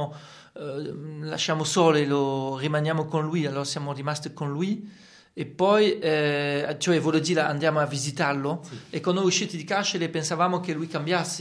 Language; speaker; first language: Italian; non-native, fluent; French